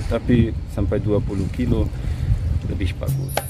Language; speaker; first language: Indonesian; non-native, fluent; German